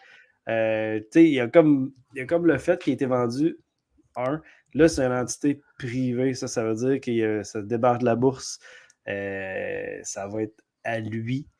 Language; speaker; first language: French; native; French